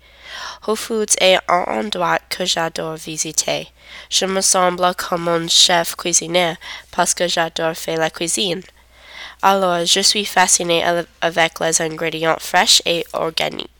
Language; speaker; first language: French; non-native, learner; English